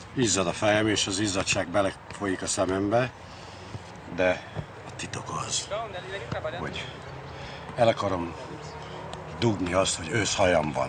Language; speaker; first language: Hungarian; early bilingual, other home language; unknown